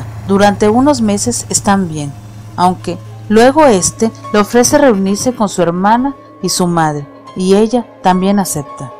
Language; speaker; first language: Spanish; native; Spanish